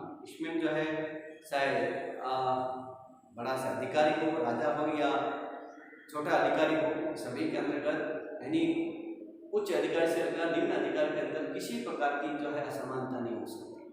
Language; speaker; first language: Hindi; native; Hindi